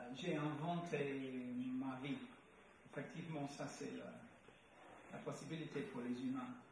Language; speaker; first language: French; non-native, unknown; English